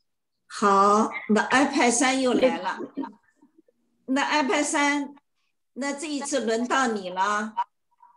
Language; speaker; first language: Chinese; native; Chinese